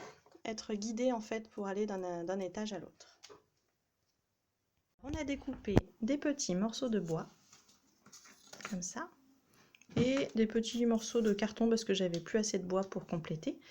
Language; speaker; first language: French; native; French